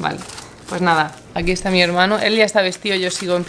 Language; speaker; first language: Spanish; native; Spanish